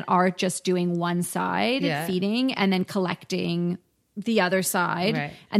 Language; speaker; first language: English; native; English